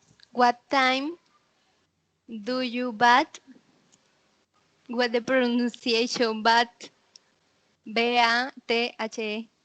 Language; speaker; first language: English; non-native, learner; Spanish